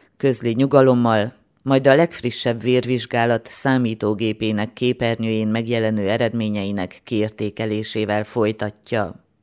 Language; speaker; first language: Hungarian; native; Hungarian